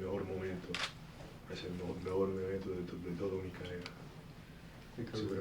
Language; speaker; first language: Spanish; early bilingual, heritage; English